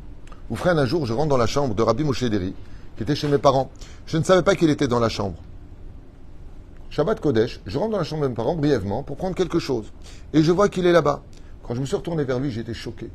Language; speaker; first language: French; native; French